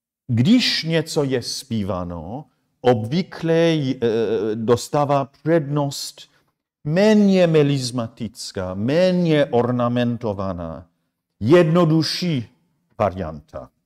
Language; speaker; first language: Czech; non-native, fluent; Armenian